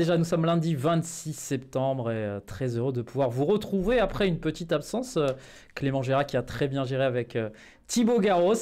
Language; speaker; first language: French; native; French